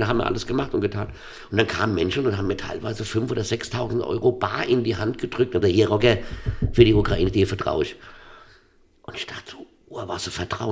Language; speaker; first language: German; native; German